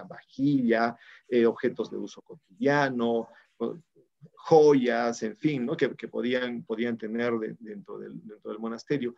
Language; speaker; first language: Spanish; native; Spanish